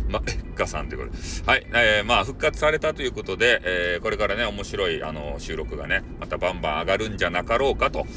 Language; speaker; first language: Japanese; native; Japanese